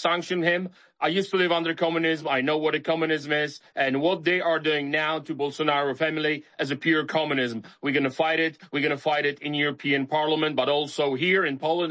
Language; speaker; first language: English; non-native, fluent; Polish